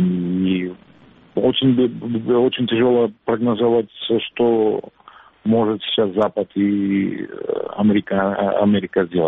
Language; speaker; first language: Russian; non-native, learner; Macedonian